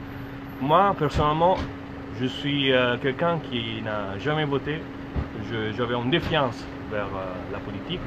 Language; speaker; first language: French; non-native, fluent; Italian